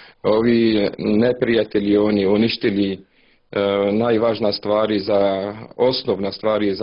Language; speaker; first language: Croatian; non-native, learner; Arabic